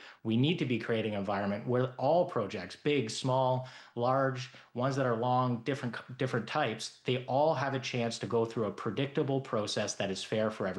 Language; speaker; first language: English; native; English